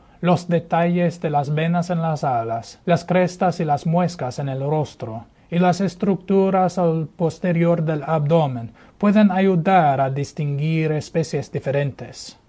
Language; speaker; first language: Spanish; non-native, fluent; English